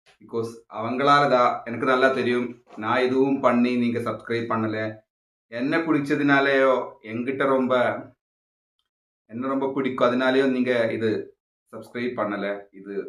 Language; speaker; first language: Tamil; non-native, local second language; Malayalam